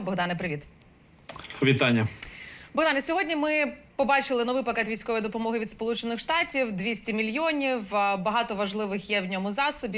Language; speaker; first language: Ukrainian; native; Ukrainian